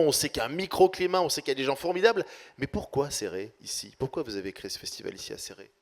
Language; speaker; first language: French; native; French